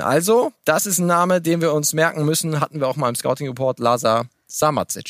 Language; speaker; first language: German; native; German